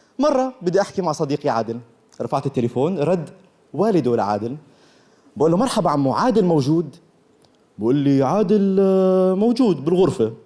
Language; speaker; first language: Arabic; early bilingual, other home language; Korean